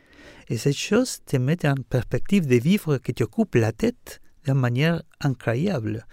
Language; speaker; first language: French; non-native, fluent; Spanish